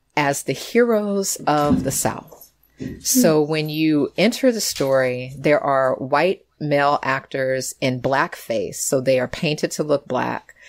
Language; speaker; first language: English; native; English